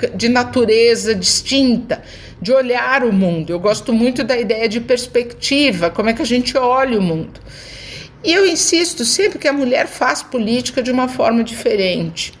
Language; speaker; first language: Portuguese; native; Portuguese